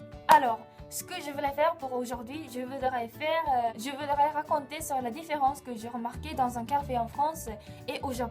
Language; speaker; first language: French; non-native, fluent; Japanese